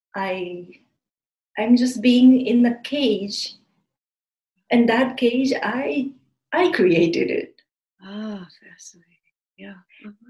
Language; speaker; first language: English; non-native, fluent; Japanese